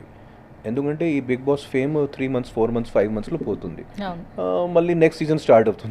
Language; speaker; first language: Telugu; non-native, local second language; Hindi